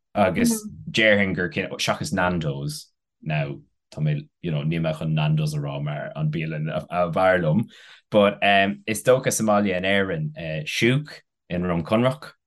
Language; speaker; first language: Irish; non-native, local second language; English